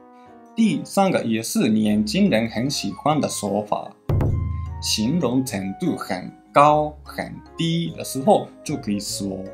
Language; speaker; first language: Chinese; non-native, fluent; Japanese